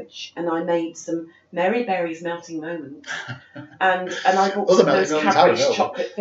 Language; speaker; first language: English; native; English